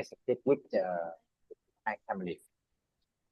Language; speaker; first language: English; non-native, learner; Vietnamese